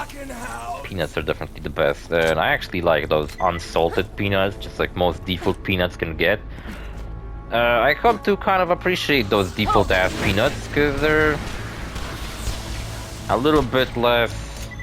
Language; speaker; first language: English; non-native, fluent; Polish